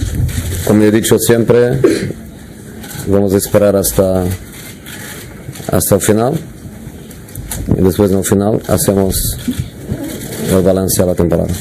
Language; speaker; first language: Spanish; non-native, fluent; Portuguese